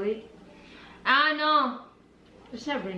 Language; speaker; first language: English; non-native, learner; Filipino